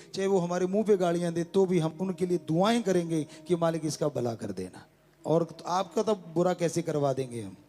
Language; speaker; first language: Hindi; non-native, local second language; Punjabi